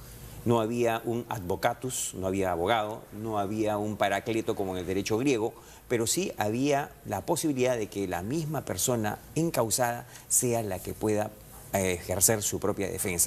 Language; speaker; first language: Spanish; native; Spanish